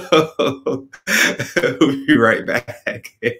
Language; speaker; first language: English; native; English